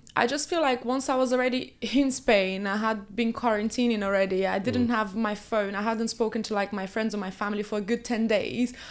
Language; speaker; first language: English; early bilingual, other home language; Portuguese